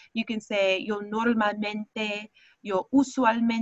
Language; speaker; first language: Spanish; non-native, fluent; English